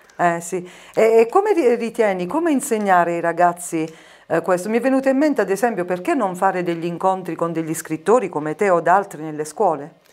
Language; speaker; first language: Italian; native; Italian